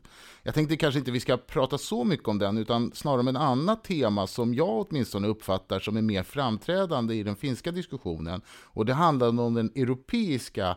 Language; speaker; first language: Swedish; native; Swedish